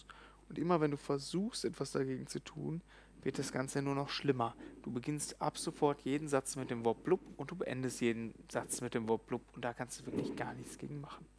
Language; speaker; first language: German; native; German